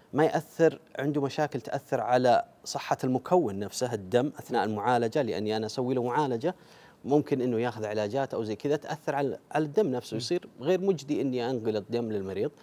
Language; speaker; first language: Arabic; native; Arabic